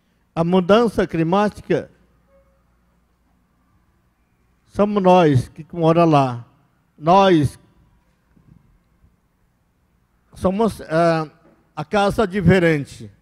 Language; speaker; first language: Portuguese; non-native, local second language; Yanomámi